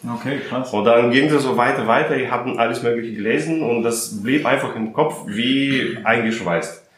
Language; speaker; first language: German; non-native, fluent; Russian